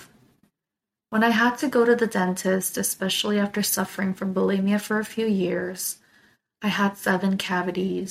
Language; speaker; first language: English; non-native, fluent; Korean